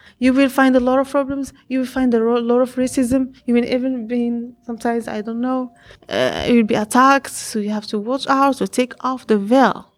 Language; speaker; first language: English; non-native, fluent; Arabic